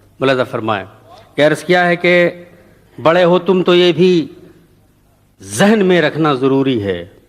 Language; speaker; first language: Urdu; native; Urdu